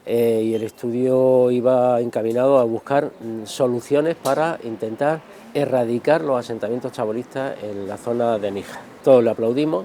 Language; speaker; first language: Spanish; native; Spanish